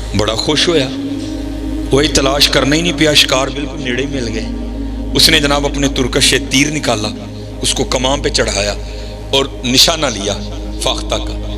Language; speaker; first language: Urdu; non-native, local second language; Punjabi